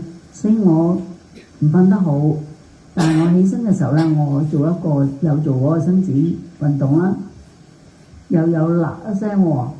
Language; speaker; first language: Cantonese; native; Cantonese